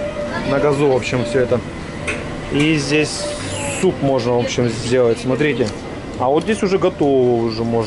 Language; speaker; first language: Russian; native; Russian